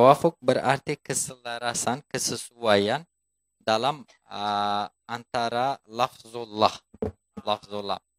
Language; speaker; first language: Indonesian; non-native, fluent; Turkish